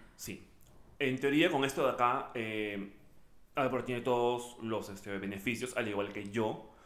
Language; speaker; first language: Spanish; native; Spanish